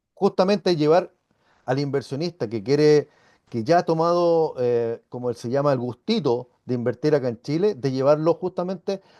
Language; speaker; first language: Spanish; native; Spanish